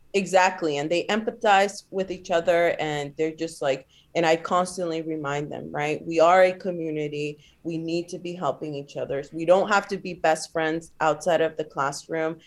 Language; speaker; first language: English; early bilingual, other home language; Spanish